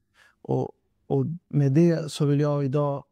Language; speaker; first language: Swedish; non-native, fluent; Urdu